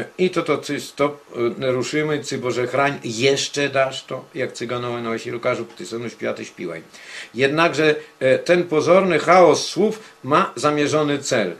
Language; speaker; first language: Polish; non-native, local second language; Rusyn